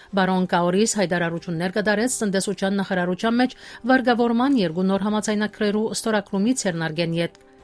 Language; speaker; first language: Armenian; early bilingual, heritage; Armenian